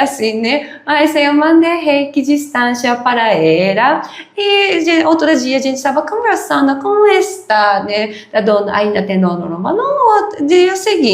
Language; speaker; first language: Portuguese; non-native, learner; Japanese